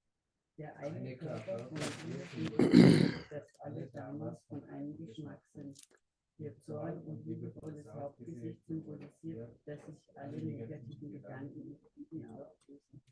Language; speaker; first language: German; native; German